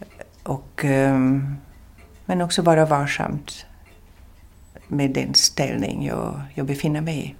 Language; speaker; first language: Swedish; non-native, fluent; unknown